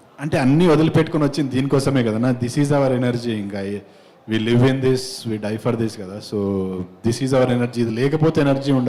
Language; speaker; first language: Telugu; native; Telugu